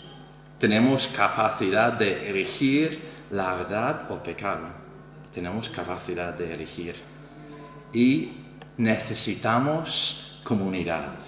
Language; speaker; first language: Spanish; non-native, fluent; English